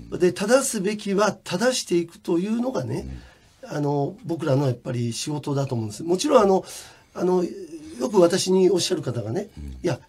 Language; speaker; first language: Japanese; native; Japanese